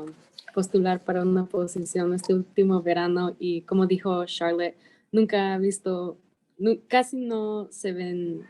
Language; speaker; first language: Spanish; early bilingual, heritage; Spanish